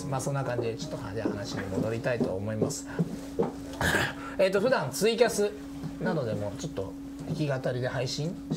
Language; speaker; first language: Japanese; native; Japanese